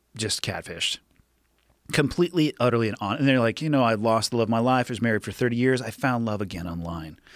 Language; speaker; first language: English; native; English